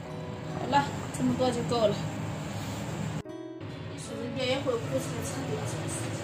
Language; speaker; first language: Chinese; native; Chinese